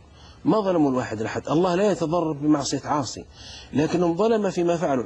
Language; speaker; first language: Arabic; native; Arabic